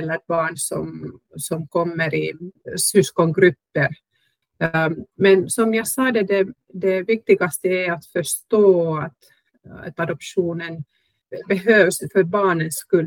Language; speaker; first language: Swedish; non-native, local second language; Finnish